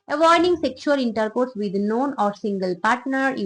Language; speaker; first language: English; non-native, local second language; Bangla